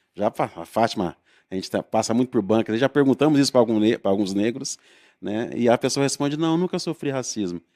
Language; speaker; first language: Portuguese; native; Portuguese